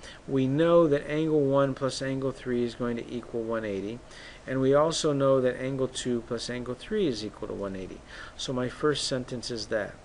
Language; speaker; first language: English; native; English